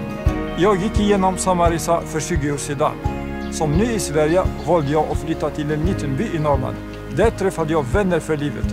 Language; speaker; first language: Swedish; non-native, fluent; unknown